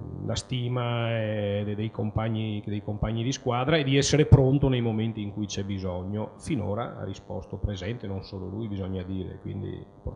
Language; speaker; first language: Italian; native; Italian